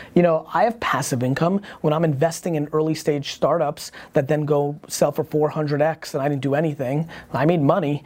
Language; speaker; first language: English; early bilingual, other home language; Russian